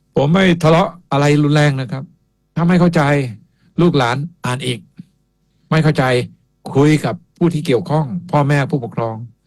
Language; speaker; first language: Thai; native; Thai